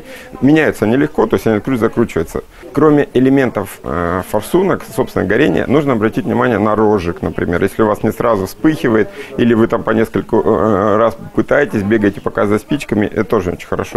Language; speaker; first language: Russian; native; Russian